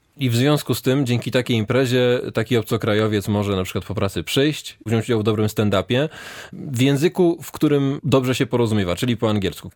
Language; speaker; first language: Polish; native; Polish